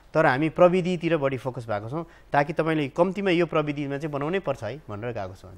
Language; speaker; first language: Nepali; native; Nepali